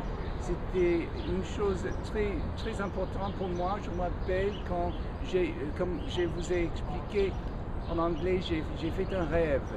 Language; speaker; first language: French; non-native, fluent; English